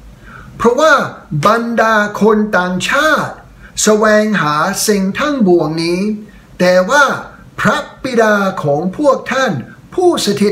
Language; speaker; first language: Thai; non-native, fluent; English